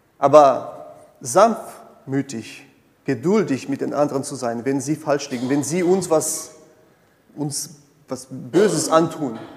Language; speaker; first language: German; non-native, fluent; Portuguese